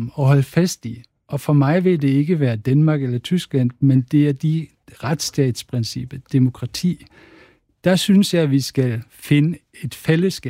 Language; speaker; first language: Danish; non-native, fluent; German